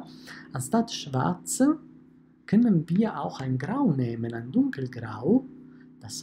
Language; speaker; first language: German; non-native, fluent; Italian